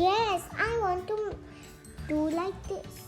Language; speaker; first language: English; non-native, learner; Hindi